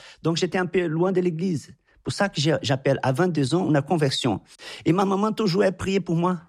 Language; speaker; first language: French; non-native, fluent; Portuguese